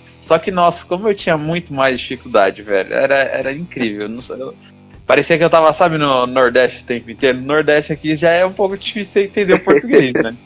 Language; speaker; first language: Portuguese; native; Portuguese